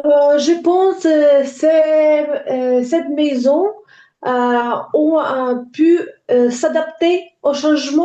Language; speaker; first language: French; non-native, learner; Ukrainian